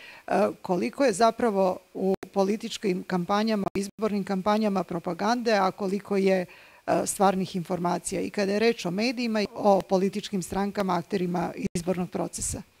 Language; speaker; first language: Bosnian; native; Bosnian